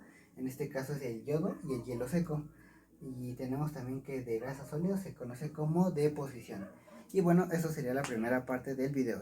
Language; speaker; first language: Spanish; native; Spanish